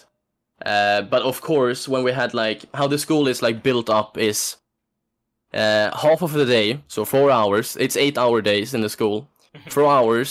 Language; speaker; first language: English; non-native, fluent; Swedish